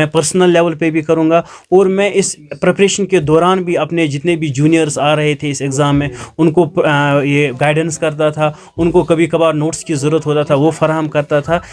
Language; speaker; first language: Urdu; non-native, local second language; Kashmiri